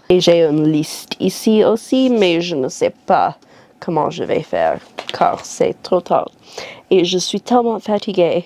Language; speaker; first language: French; non-native, learner; English